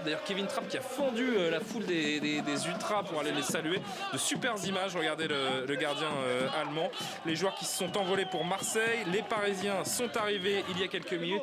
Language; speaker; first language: French; native; French